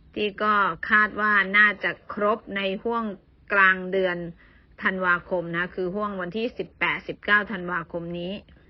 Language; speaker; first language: Thai; native; Thai